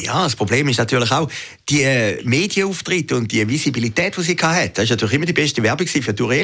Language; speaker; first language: German; native; German